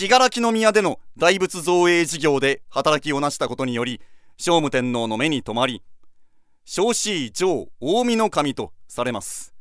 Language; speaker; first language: Japanese; native; Japanese